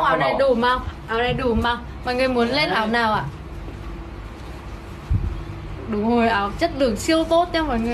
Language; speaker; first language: Vietnamese; native; Vietnamese